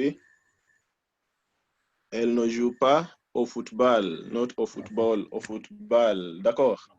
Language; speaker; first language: French; non-native, fluent; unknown